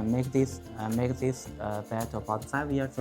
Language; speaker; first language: English; non-native, learner; Chinese